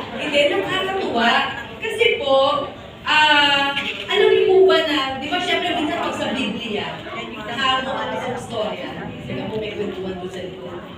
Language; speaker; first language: Filipino; native; Filipino